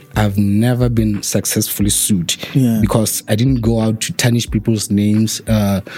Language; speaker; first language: English; non-native, local second language; Tswana